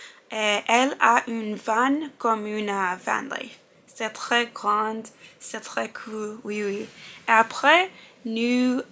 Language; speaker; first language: French; non-native, learner; English